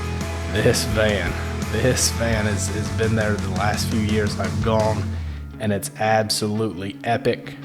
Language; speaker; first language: English; native; English